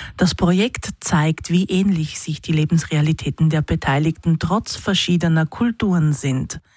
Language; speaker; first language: German; native; German